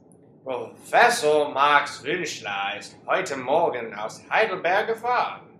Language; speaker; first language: German; non-native, learner; English